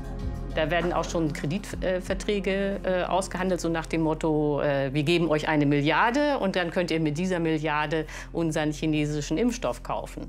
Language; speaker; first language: German; native; German